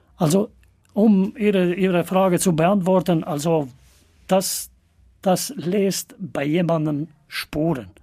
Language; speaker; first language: German; non-native, fluent; Albanian